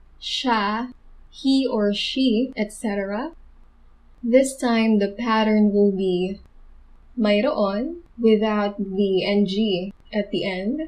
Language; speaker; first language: English; non-native, local second language; Filipino